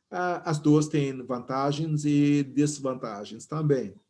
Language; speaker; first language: Portuguese; non-native, fluent; English